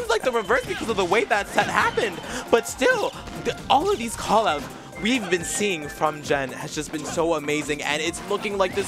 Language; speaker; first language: English; native; English